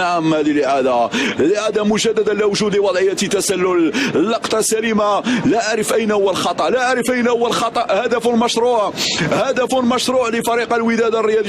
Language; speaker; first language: Arabic; native; Arabic